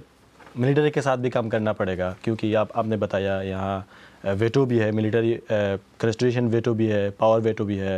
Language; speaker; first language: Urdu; non-native, fluent; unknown